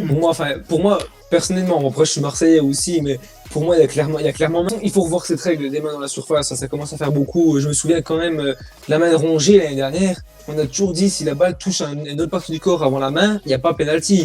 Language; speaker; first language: French; native; French